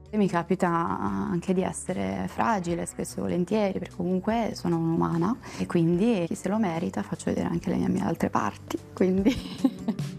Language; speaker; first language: Italian; early bilingual, other home language; Albanian